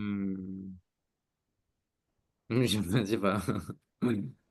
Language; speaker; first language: French; non-native, learner; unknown